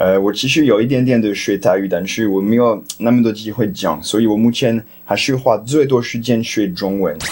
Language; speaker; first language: Chinese; non-native, fluent; French